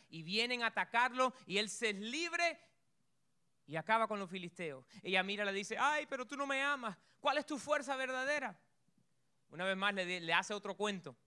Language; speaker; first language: Spanish; early bilingual, heritage; Spanish